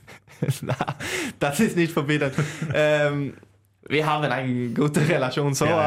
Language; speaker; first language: German; non-native, learner; Swedish